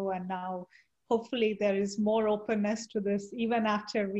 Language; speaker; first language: English; non-native, local second language; Kannada